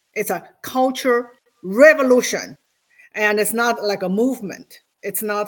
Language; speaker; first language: English; non-native, fluent; Chinese